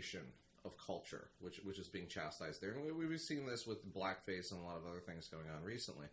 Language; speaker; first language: English; native; English